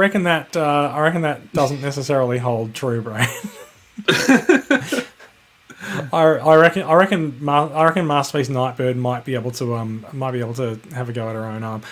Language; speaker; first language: English; native; English